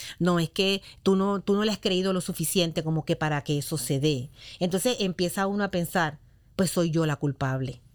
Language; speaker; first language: Spanish; native; Spanish